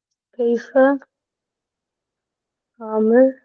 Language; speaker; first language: Arabic; non-native, learner; Hindi